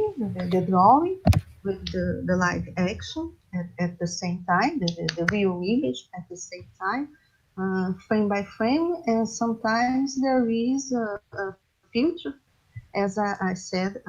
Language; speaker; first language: English; non-native, learner; Portuguese